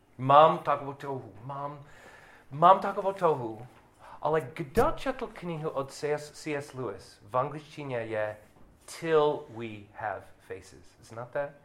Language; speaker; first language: Czech; non-native, learner; English